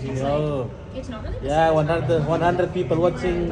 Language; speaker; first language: English; non-native, learner; Indonesian